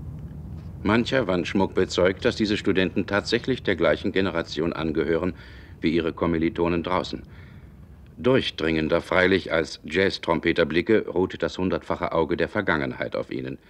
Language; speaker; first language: German; native; German